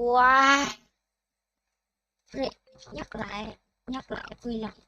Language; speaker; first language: Vietnamese; non-native, learner; Thai